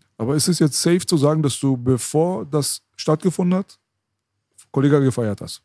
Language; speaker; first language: German; early bilingual, other home language; Persian